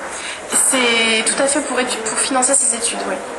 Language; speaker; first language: French; non-native, fluent; English